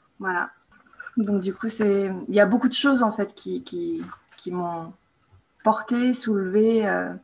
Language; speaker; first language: French; native; French